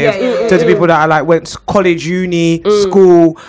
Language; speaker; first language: English; native; English